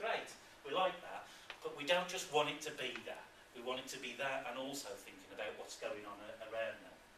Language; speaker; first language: English; native; English